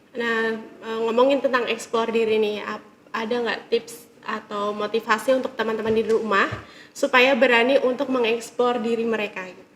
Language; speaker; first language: Indonesian; native; Indonesian